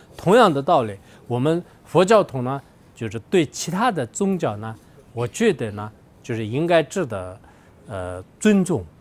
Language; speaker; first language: Chinese; non-native, local second language; Tibetan